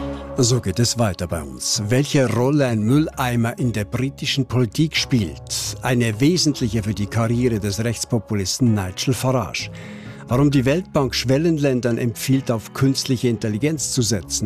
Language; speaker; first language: German; native; German